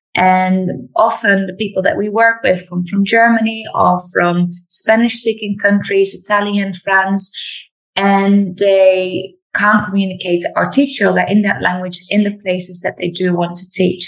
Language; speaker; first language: English; non-native, fluent; Dutch